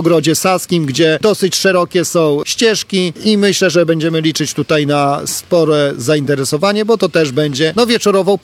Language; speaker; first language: Polish; native; Polish